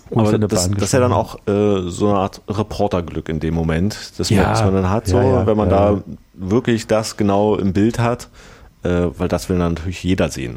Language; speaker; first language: German; native; German